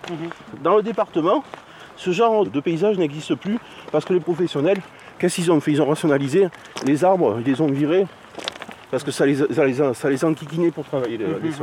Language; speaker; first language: French; native; French